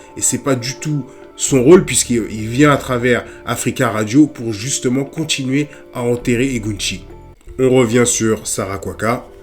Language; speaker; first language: French; native; French